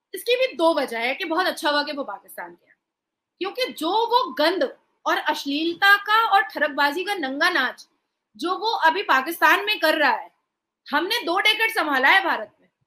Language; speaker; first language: Hindi; native; Hindi